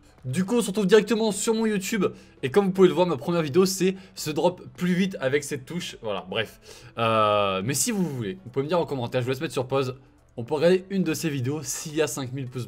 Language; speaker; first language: French; native; French